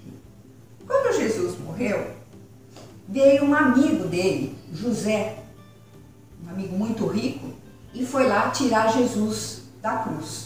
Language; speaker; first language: Portuguese; native; Portuguese